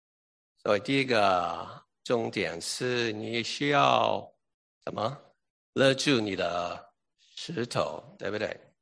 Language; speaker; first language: Chinese; early bilingual, heritage; English